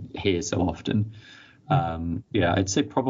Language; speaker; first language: English; native; English